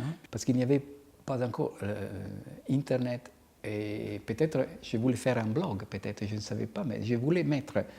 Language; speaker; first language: French; non-native, fluent; Italian